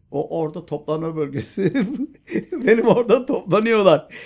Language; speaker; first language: Turkish; native; Turkish